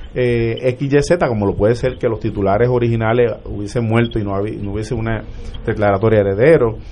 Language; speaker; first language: Spanish; native; Spanish